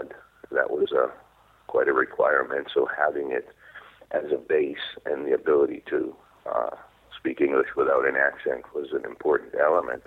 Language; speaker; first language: English; non-native, fluent; Hebrew